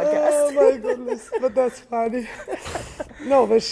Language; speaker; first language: English; early bilingual, other home language; Serbian